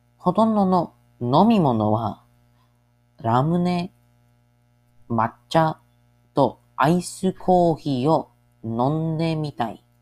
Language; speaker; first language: Japanese; non-native, learner; English